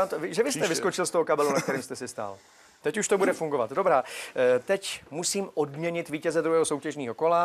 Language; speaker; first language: Czech; native; Czech